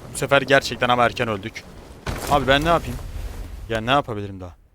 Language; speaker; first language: Turkish; native; Turkish